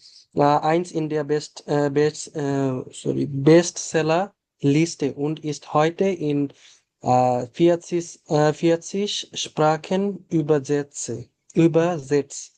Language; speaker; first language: German; non-native, learner; Bangla